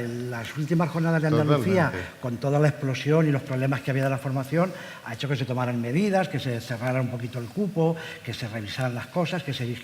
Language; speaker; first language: Spanish; native; Spanish